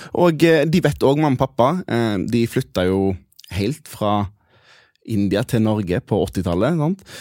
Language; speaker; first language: Norwegian; early bilingual, other home language; Hindi